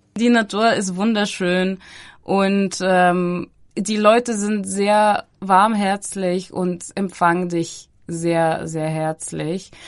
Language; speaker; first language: German; non-native, fluent; Bulgarian